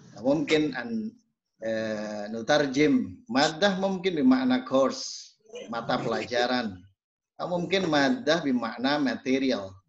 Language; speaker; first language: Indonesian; native; Indonesian